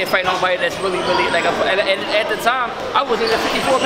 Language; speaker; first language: English; native; English